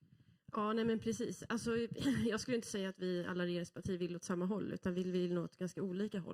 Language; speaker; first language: Swedish; native; Swedish